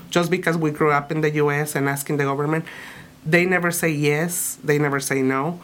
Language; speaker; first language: English; early bilingual, other home language; Spanish